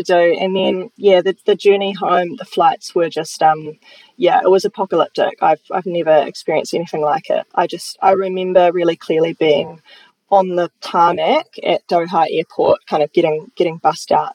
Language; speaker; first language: English; native; English